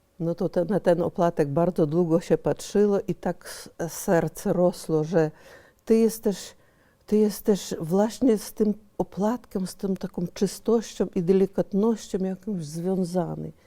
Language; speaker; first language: Polish; early bilingual, heritage; Polish